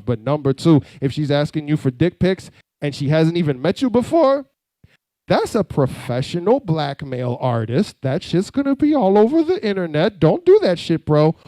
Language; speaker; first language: English; native; English